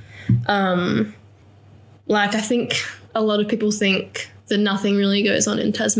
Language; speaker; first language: English; native; English